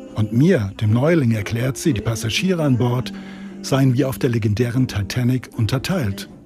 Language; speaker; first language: German; native; German